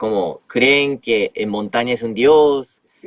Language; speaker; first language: Spanish; non-native, fluent; Japanese